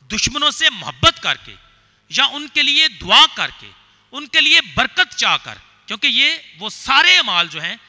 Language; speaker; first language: Urdu; non-native, local second language; Punjabi